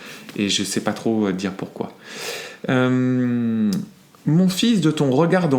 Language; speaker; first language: French; native; French